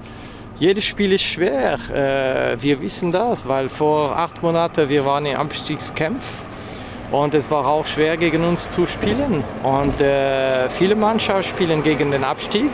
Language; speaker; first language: German; non-native, fluent; French